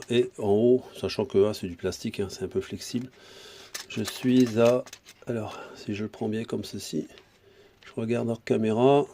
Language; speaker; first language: French; native; French